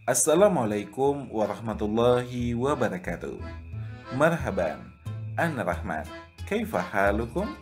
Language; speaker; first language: Arabic; non-native, learner; Indonesian